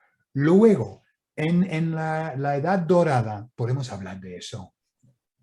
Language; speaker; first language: Spanish; non-native, fluent; English